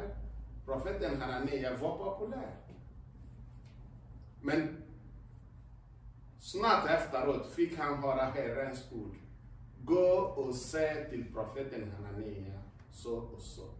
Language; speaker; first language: Swedish; non-native, fluent; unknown